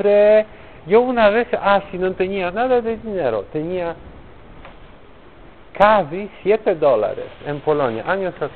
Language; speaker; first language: Spanish; non-native, learner; Polish